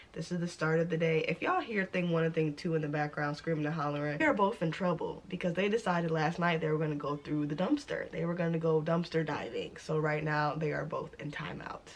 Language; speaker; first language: English; native; English